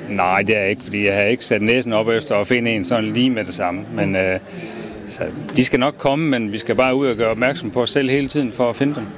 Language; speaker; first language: Danish; native; Danish